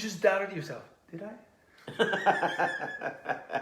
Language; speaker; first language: English; non-native, fluent; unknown